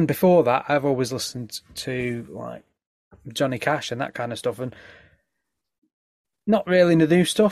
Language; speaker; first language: English; native; English